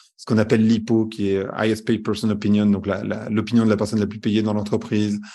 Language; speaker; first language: French; native; French